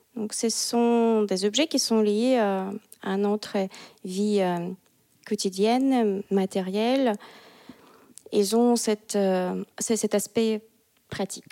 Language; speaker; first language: French; non-native, fluent; Russian